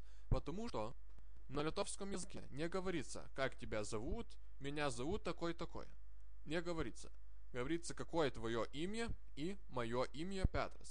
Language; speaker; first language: Russian; non-native, fluent; Lithuanian